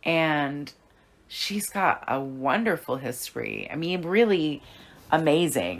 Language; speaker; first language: English; native; English